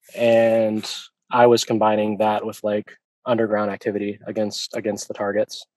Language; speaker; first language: English; native; English